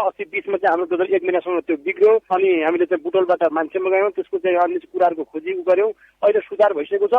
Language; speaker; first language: Nepali; native; Nepali